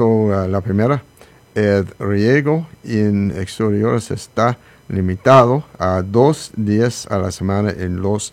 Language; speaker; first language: Spanish; non-native, learner; English